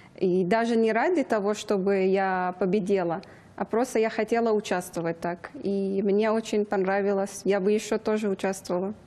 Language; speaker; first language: Russian; non-native, fluent; Persian